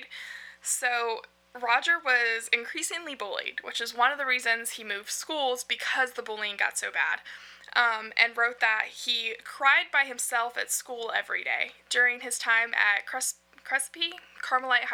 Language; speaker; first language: English; native; English